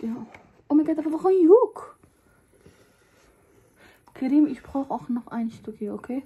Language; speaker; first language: German; non-native, learner; Somali